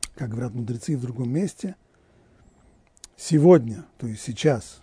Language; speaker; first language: Russian; native; Russian